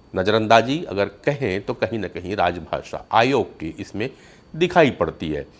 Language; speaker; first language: Hindi; native; Hindi